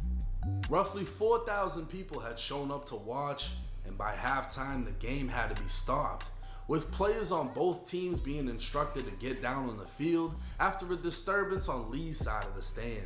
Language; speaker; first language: English; native; English